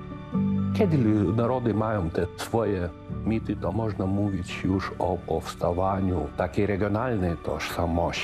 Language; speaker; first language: Polish; non-native, fluent; Lithuanian